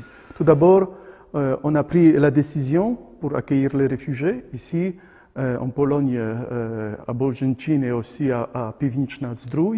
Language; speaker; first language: French; non-native, fluent; Polish